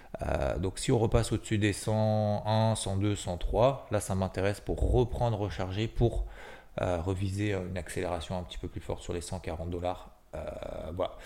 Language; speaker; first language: French; native; French